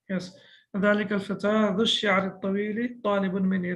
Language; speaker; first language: Arabic; non-native, fluent; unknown